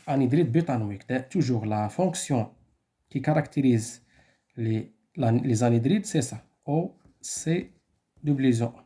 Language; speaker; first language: French; non-native, local second language; Arabic